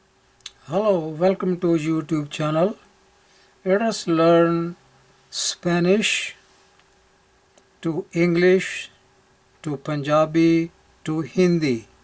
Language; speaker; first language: English; non-native, local second language; Punjabi